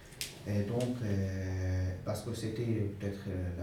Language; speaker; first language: French; non-native, fluent; Arabic